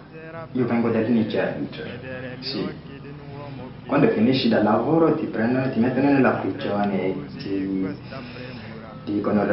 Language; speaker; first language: Italian; non-native, learner; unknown